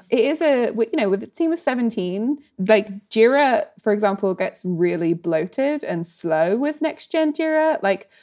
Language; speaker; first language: English; native; English